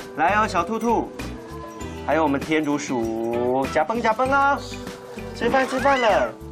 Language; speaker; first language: Chinese; native; Chinese